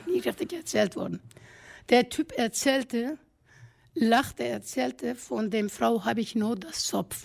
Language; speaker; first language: German; non-native, fluent; Kurdish